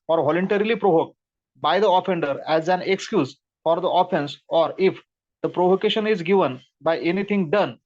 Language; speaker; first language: English; non-native, local second language; Marathi